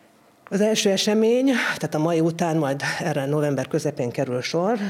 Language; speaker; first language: Hungarian; native; Hungarian